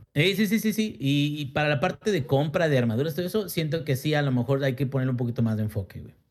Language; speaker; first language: Spanish; native; Spanish